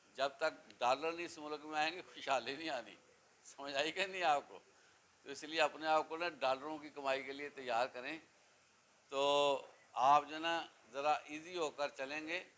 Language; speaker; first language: Urdu; non-native, local second language; Punjabi